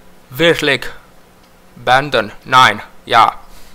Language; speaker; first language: German; non-native, learner; Romanian